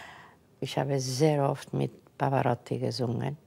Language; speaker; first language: German; non-native, fluent; Catalan